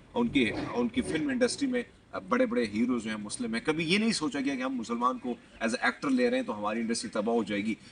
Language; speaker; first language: Urdu; non-native, local second language; Pashto